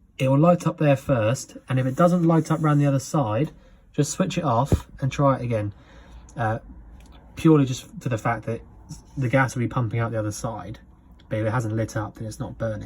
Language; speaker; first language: English; native; English